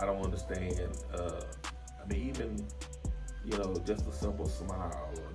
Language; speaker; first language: English; native; English